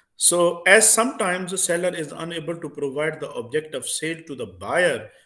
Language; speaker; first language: English; non-native, local second language; Urdu